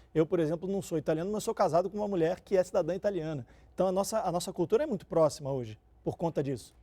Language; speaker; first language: Portuguese; native; Portuguese